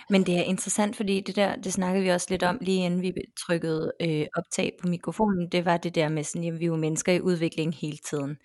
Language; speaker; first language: Danish; native; Danish